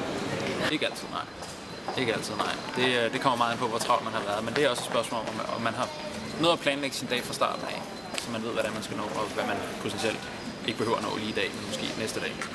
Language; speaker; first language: Danish; native; Danish